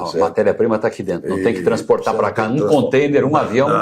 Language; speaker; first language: Portuguese; native; Portuguese